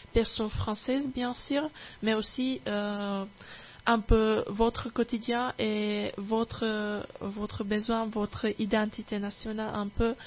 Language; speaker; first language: French; non-native, fluent; Czech